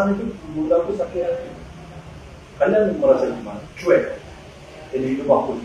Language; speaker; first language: Indonesian; non-native, fluent; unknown